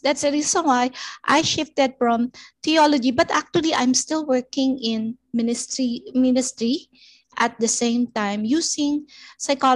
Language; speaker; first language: English; non-native, local second language; Filipino